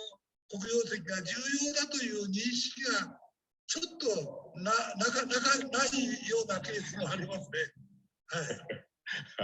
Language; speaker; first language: Japanese; native; Japanese